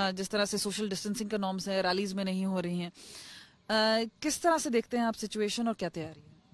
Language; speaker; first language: Hindi; native; Hindi